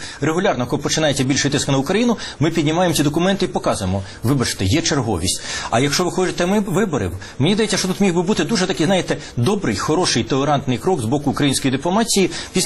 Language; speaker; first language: Ukrainian; native; Ukrainian